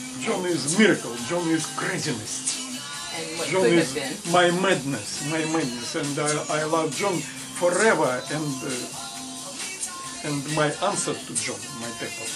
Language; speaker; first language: English; non-native, learner; Russian